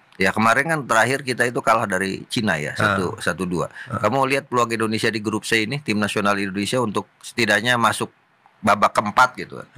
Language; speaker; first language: Indonesian; native; Indonesian